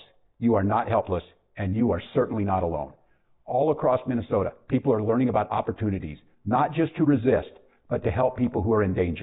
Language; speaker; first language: English; native; English